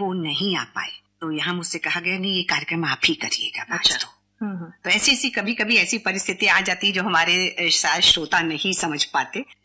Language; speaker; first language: Hindi; native; Hindi